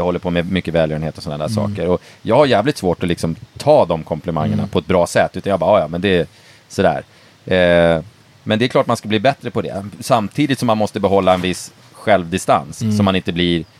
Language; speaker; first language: Swedish; native; Swedish